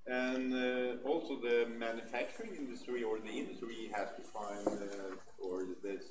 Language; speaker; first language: English; non-native, fluent; Norwegian